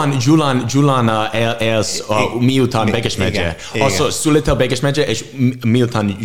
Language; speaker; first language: Hungarian; non-native, learner; English